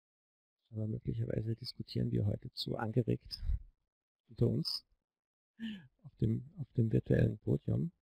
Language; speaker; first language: German; native; German